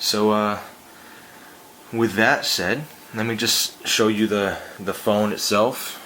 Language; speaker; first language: English; native; English